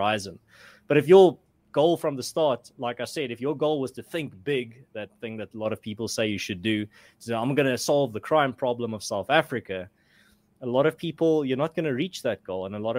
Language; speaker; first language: English; non-native, local second language; Afrikaans